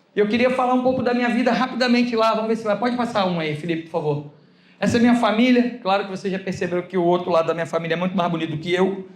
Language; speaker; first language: Portuguese; native; Portuguese